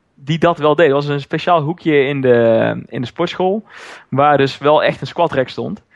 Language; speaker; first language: Dutch; native; Dutch